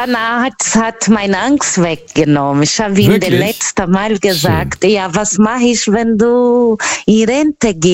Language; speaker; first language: German; non-native, fluent; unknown